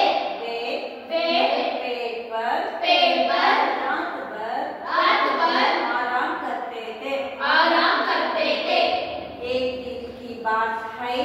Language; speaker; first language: Hindi; non-native, local second language; Kannada